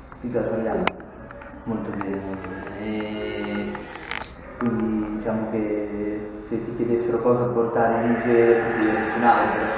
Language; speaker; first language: Italian; native; Italian